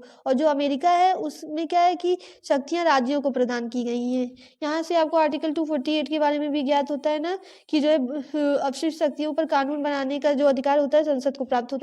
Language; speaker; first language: Hindi; native; Hindi